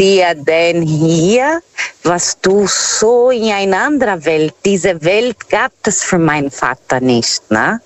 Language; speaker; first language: German; non-native, fluent; Portuguese